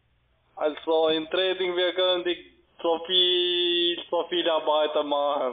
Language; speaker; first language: German; non-native, learner; Albanian